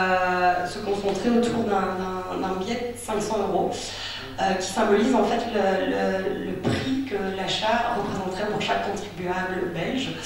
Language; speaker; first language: French; native; French